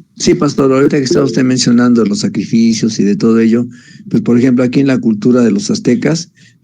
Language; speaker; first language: Spanish; native; Spanish